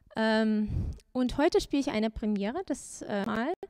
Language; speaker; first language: German; non-native, fluent; Azerbaijani